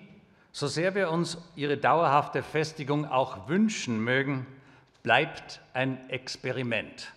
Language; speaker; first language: German; native; German